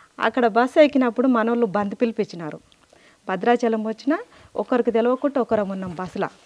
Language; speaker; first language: Telugu; native; Telugu